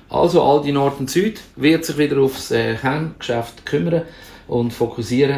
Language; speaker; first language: German; native; German